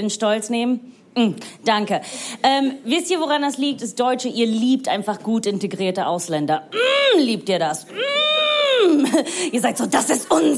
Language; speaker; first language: German; non-native, fluent; Italian